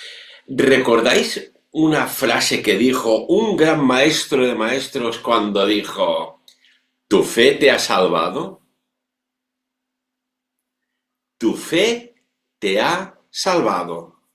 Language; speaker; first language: Spanish; non-native, local second language; Catalan